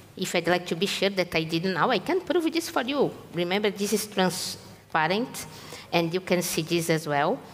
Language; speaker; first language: English; non-native, fluent; Portuguese